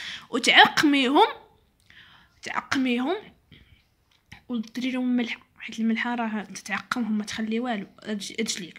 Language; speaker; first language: Arabic; native; Arabic